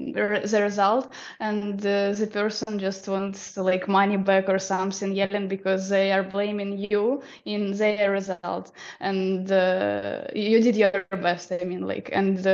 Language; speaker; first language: English; non-native, fluent; Ukrainian